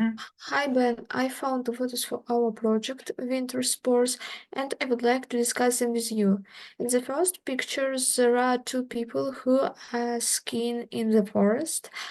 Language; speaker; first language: English; non-native, learner; Russian